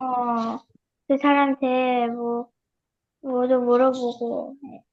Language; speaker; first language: Korean; early bilingual, heritage; Korean